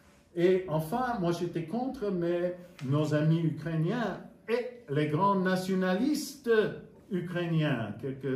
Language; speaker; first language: French; non-native, fluent; English